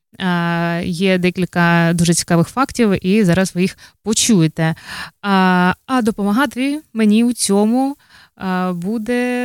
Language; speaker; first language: Ukrainian; native; Ukrainian